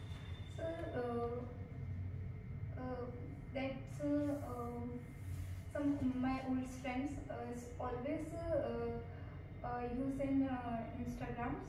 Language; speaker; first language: English; non-native, learner; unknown